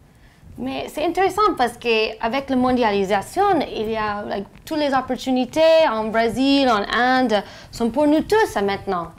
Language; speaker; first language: French; non-native, learner; English